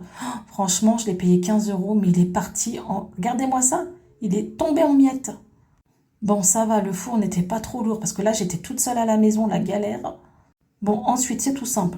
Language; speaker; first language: French; native; French